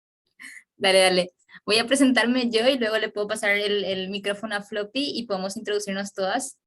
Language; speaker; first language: Spanish; native; Spanish